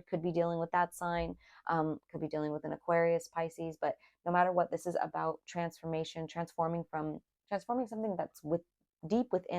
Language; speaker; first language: English; native; English